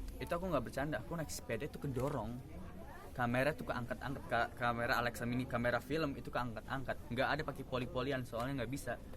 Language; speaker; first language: Indonesian; native; Indonesian